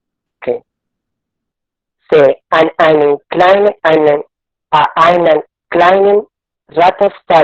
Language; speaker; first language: German; non-native, learner; Spanish